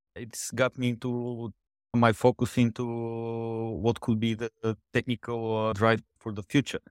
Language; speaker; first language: English; non-native, fluent; Bulgarian